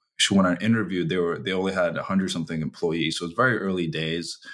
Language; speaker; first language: English; early bilingual, other home language; Chinese